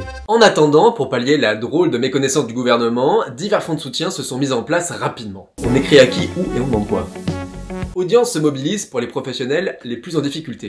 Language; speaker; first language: French; native; French